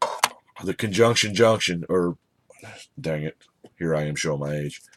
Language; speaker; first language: English; native; English